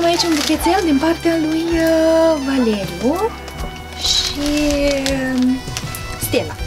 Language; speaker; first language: Romanian; native; Romanian